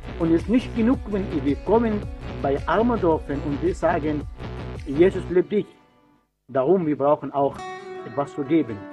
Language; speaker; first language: German; non-native, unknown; Arabic